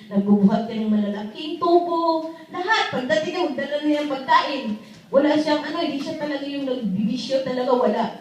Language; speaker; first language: Filipino; non-native, local second language; Cebuano